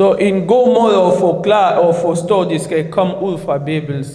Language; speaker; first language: Danish; non-native, fluent; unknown